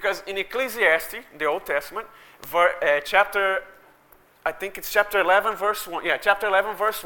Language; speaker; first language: English; early bilingual, other home language; Portuguese